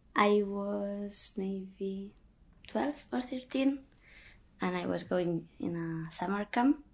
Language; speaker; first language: English; non-native, fluent; Catalan